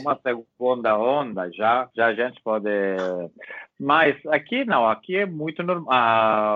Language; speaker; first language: Portuguese; non-native, learner; Italian